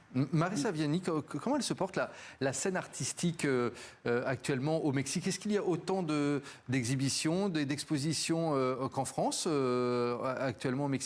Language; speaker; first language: French; native; French